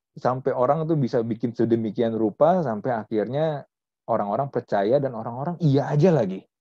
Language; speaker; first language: Indonesian; native; Indonesian